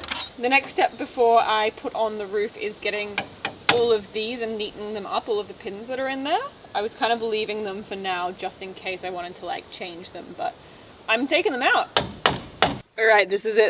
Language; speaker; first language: English; native; English